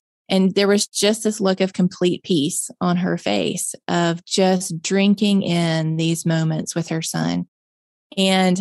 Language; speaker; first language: English; native; English